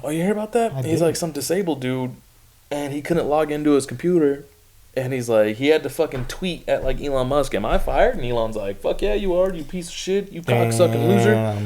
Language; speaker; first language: English; native; English